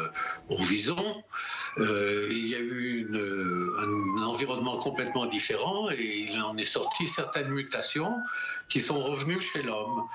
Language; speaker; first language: French; native; French